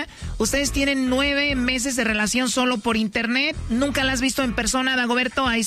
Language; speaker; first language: Spanish; native; Spanish